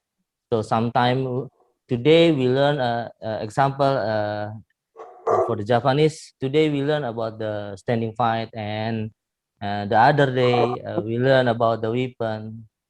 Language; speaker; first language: English; non-native, learner; Indonesian